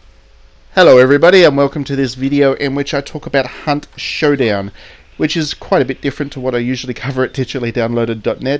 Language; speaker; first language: English; native; English